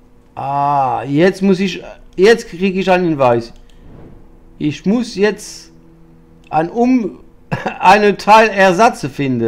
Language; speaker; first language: German; non-native, fluent; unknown